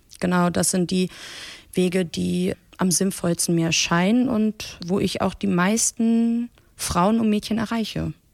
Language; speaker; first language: German; early bilingual, other home language; Persian